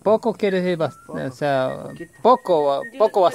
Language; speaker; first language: Spanish; native; Spanish